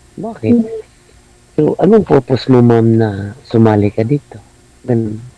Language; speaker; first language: Filipino; non-native, local second language; Cebuano